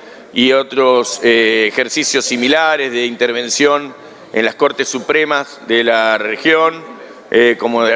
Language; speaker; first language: Spanish; native; Spanish